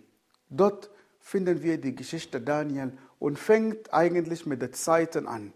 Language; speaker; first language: German; non-native, fluent; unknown